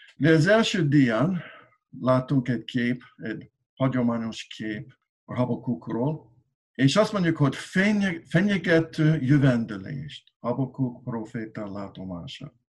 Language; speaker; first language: Hungarian; non-native, learner; English